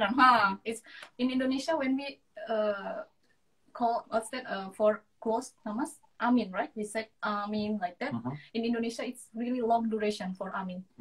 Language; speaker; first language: English; non-native, learner; Indonesian